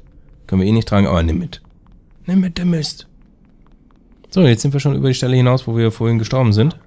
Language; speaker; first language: German; native; German